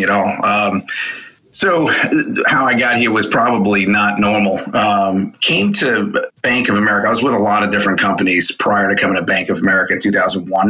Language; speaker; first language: English; native; English